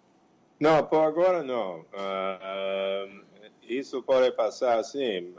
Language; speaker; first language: Portuguese; non-native, fluent; English